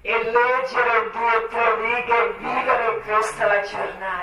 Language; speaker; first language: Italian; non-native, learner; Croatian